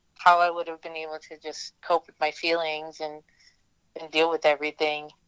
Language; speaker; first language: English; native; English